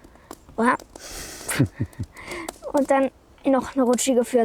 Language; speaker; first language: German; native; German